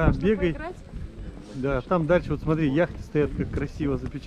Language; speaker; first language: Russian; native; Russian